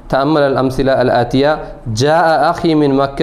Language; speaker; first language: Arabic; non-native, fluent; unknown